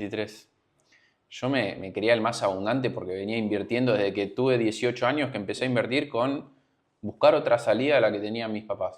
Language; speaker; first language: Spanish; native; Spanish